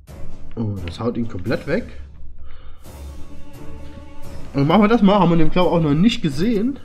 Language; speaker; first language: German; native; German